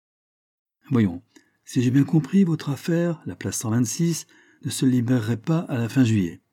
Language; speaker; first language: French; native; French